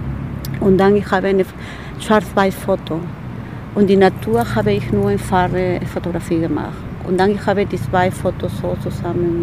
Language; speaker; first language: German; non-native, fluent; Spanish